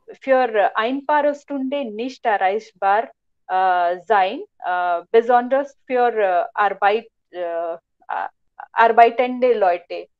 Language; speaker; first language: German; non-native, learner; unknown